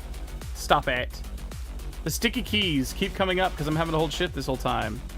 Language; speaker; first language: English; native; English